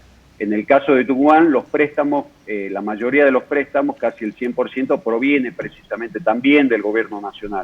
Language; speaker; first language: Spanish; native; Spanish